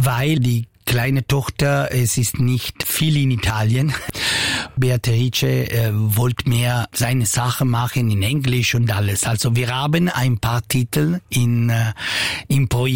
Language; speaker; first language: German; non-native, local second language; Italian